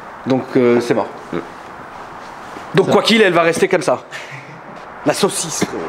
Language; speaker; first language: French; native; French